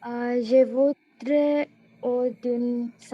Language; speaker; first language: French; non-native, learner; Sinhala